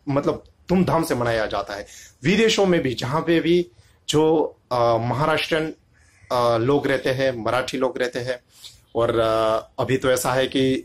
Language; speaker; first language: Hindi; non-native, local second language; Gujarati